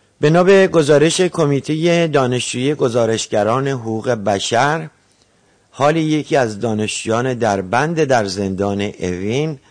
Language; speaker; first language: Persian; native; Persian